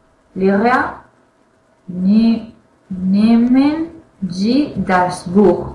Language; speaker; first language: German; non-native, learner; Spanish